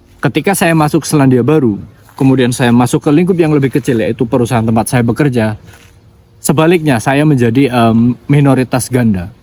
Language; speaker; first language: Indonesian; non-native, local second language; Javanese